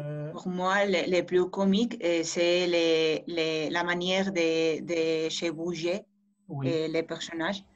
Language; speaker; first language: French; non-native, fluent; Spanish